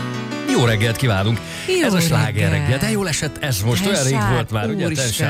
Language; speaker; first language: Hungarian; native; Hungarian